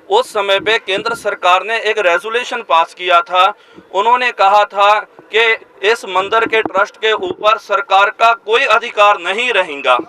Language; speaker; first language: Hindi; non-native, local second language; Punjabi